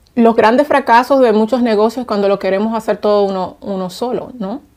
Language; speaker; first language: Spanish; native; Spanish